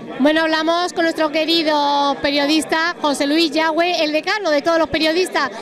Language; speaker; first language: Spanish; native; Spanish